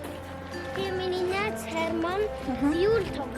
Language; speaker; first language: Mongolian; early bilingual, heritage; Mongolian